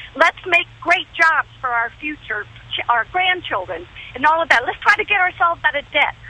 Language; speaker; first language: English; native; English